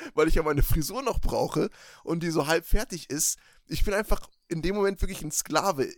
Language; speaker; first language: German; early bilingual, other home language; Turkish